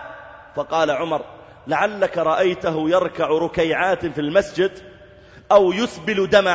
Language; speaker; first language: Arabic; native; Arabic